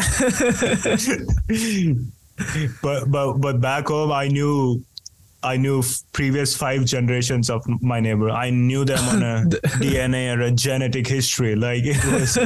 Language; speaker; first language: English; non-native, local second language; Hindi